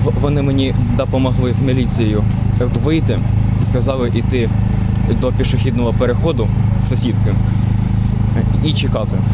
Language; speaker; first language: Ukrainian; non-native, local second language; Russian